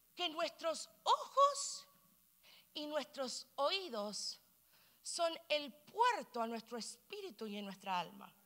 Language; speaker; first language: Spanish; early bilingual, heritage; Spanish